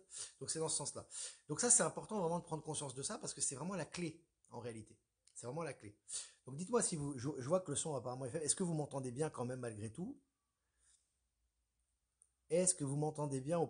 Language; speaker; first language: French; native; French